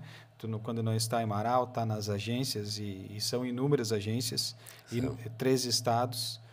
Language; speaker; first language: Portuguese; native; Portuguese